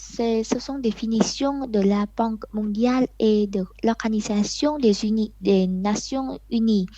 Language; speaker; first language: French; non-native, learner; Vietnamese